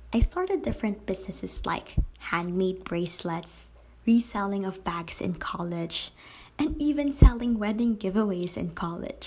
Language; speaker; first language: English; non-native, local second language; Kinaray-a